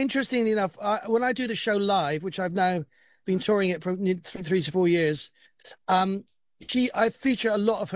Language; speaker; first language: English; native; English